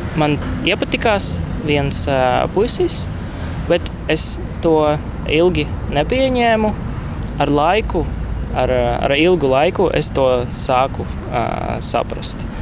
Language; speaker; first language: Latvian; non-native, learner; Russian